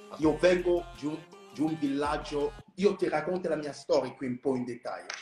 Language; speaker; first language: Italian; non-native, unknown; French